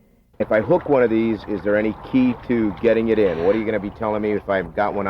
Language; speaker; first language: English; native; English